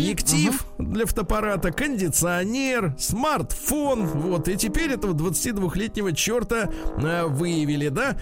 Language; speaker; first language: Russian; native; Russian